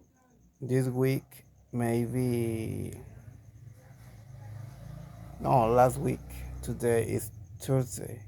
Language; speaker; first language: English; non-native, learner; Spanish